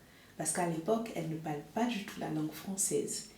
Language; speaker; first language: French; native; French